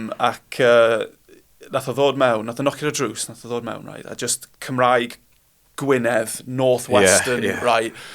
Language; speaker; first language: Welsh; non-native, local second language; English